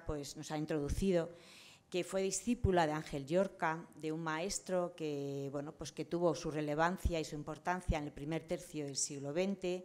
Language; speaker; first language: Spanish; native; Spanish